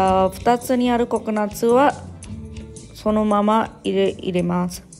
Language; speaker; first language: Japanese; non-native, learner; Sinhala